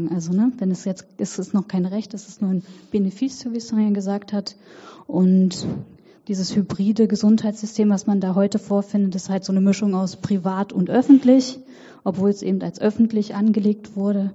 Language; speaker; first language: German; native; German